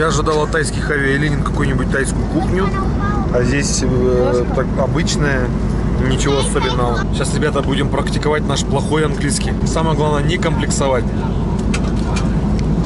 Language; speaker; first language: Russian; native; Russian